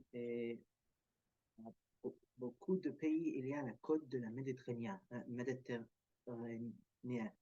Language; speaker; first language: French; non-native, learner; Arabic